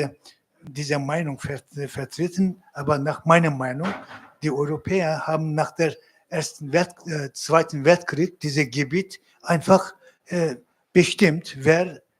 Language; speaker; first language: German; non-native, fluent; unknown